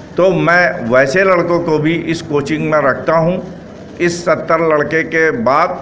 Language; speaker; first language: Hindi; native; Hindi